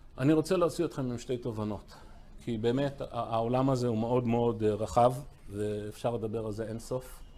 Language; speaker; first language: Hebrew; early bilingual, other home language; English